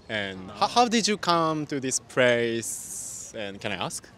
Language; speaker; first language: English; non-native, learner; Japanese